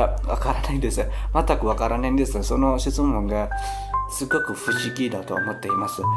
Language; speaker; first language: Japanese; non-native, learner; Indonesian